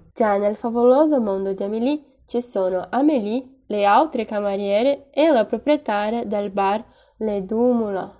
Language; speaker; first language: Italian; non-native, fluent; Portuguese